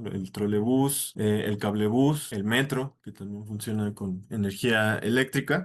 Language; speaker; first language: Spanish; native; Spanish